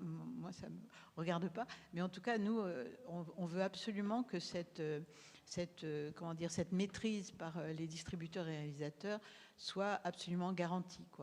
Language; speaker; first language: French; native; French